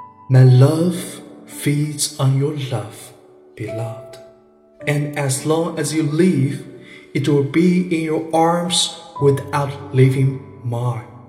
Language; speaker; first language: English; non-native, fluent; Chinese